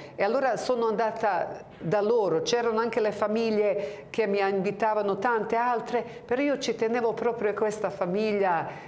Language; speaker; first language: Italian; non-native, fluent; Croatian